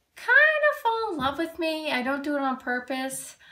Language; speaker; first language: English; native; English